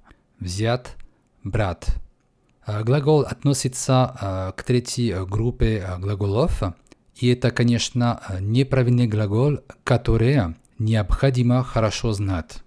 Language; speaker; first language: Russian; non-native, fluent; French